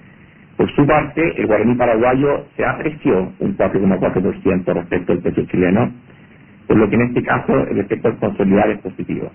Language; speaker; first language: Spanish; native; Spanish